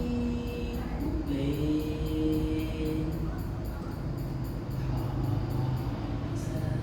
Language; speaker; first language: Vietnamese; non-native, learner; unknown